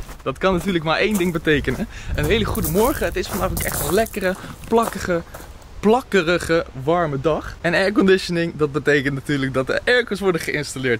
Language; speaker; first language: Dutch; native; Dutch